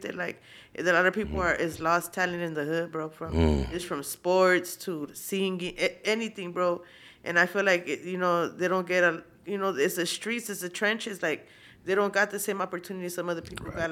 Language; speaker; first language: English; early bilingual, other home language; Spanish